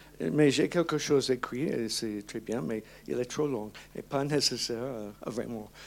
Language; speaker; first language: French; non-native, learner; English